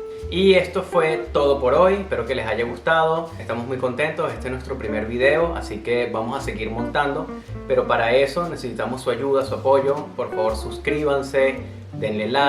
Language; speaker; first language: Spanish; native; Spanish